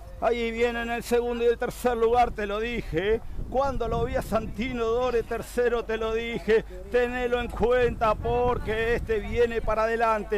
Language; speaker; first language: Spanish; native; Spanish